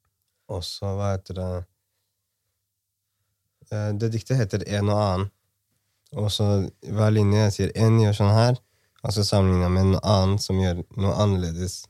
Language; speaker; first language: Norwegian; early bilingual, other home language; Somali